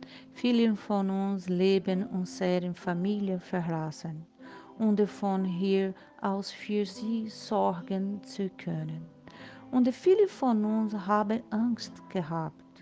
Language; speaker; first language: German; non-native, learner; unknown